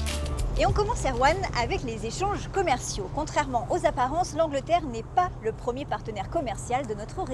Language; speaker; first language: French; native; French